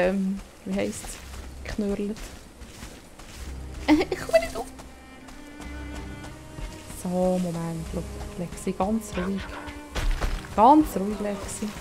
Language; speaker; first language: German; native; German